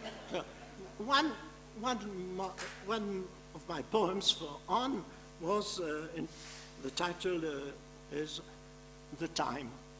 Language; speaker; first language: English; non-native, fluent; French